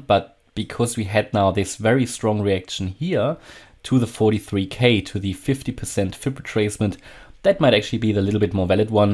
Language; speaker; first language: English; non-native, fluent; German